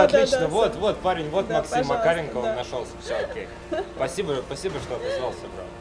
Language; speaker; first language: Russian; native; Russian